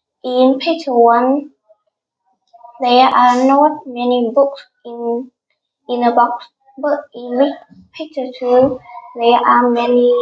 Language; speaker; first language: English; non-native, learner; Vietnamese